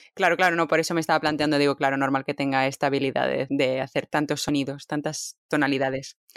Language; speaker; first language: Spanish; native; Spanish